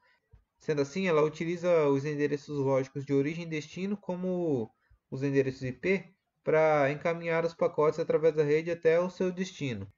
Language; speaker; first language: Portuguese; native; Portuguese